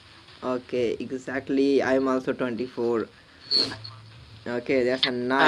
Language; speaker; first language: English; non-native, learner; Urdu